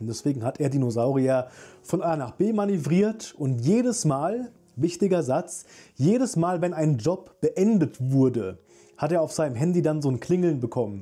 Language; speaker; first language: German; native; German